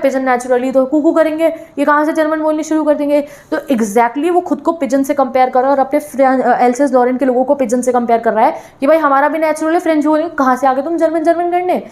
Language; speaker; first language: Hindi; native; Hindi